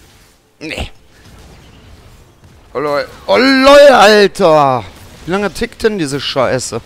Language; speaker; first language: German; native; German